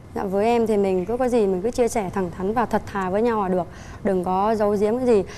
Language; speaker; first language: Vietnamese; native; Vietnamese